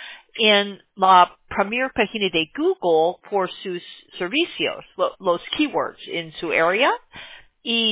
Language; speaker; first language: Spanish; non-native, learner; English